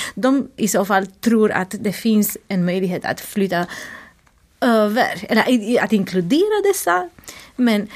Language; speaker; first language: Swedish; non-native, fluent; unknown